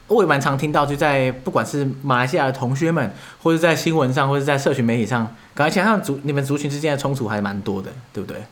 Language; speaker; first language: Chinese; native; Chinese